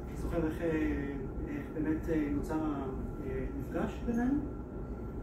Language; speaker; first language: Hebrew; native; Hebrew